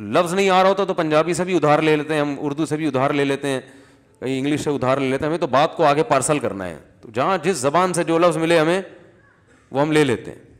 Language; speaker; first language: Urdu; native; Urdu